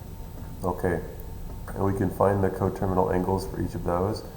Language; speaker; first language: English; native; English